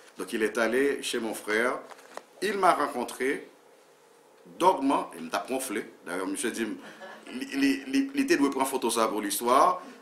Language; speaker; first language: French; non-native, local second language; Haitian Creole